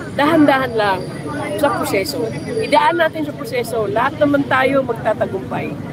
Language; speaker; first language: Filipino; non-native, local second language; Cebuano